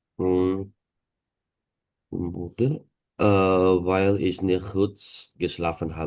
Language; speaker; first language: German; non-native, learner; Indonesian